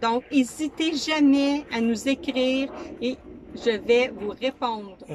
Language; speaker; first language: French; native; French